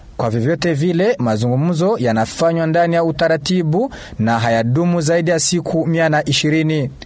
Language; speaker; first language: Swahili; non-native, local second language; Rundi